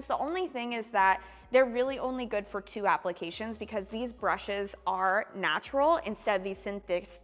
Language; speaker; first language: English; native; English